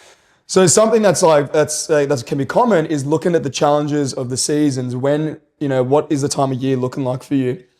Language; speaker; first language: English; native; English